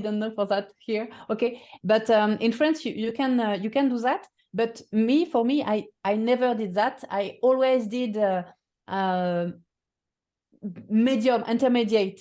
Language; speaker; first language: English; non-native, fluent; French